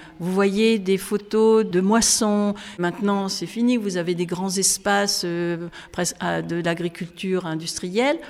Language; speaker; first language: French; native; French